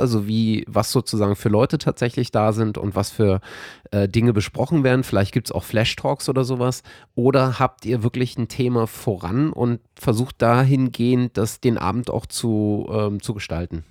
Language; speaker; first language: German; native; German